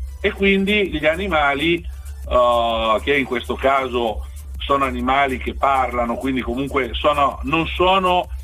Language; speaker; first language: Italian; native; Italian